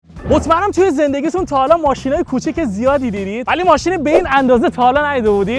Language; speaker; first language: Persian; native; Persian